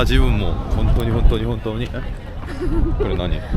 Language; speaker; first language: Japanese; non-native, learner; Korean